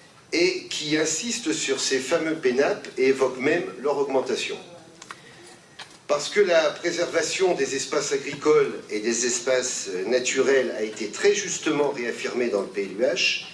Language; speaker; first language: French; native; French